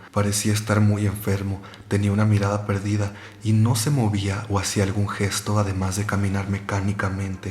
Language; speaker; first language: Spanish; native; Spanish